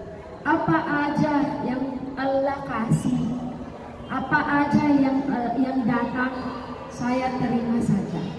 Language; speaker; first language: Indonesian; non-native, learner; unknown